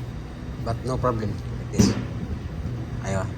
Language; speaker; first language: English; non-native, learner; Filipino